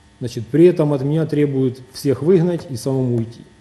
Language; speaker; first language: Russian; native; Russian